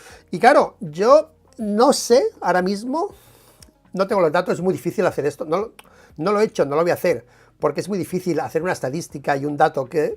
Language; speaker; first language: Spanish; native; Spanish